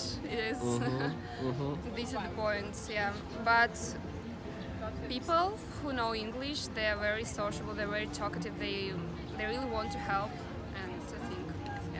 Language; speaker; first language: English; non-native, fluent; Russian